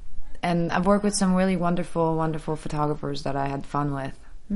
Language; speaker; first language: English; early bilingual, other home language; Polish